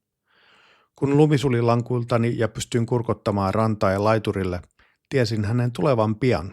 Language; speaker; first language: Finnish; native; Finnish